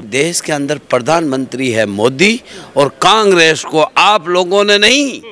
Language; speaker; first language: Hindi; native; Hindi